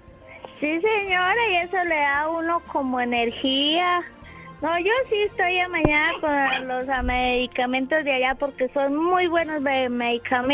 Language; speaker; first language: Spanish; native; Spanish